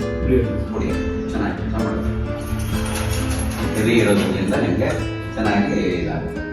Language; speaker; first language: Kannada; native; Kannada